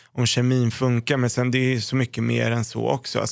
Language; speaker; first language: Swedish; early bilingual, other home language; Arabic